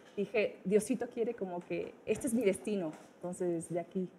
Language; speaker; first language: Spanish; early bilingual, heritage; Spanish